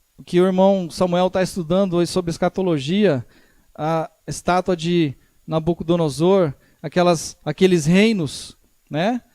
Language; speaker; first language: Portuguese; native; Portuguese